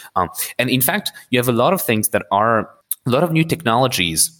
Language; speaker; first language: English; early bilingual, other home language; Arabic